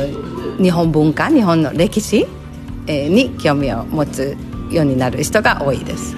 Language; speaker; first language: Japanese; non-native, fluent; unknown